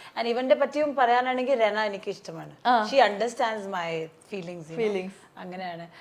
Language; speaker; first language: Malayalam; early bilingual, heritage; Malayalam